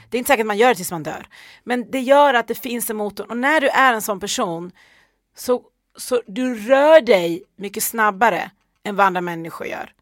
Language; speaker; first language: Swedish; early bilingual, other home language; Persian